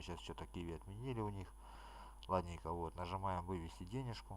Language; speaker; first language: Russian; native; Russian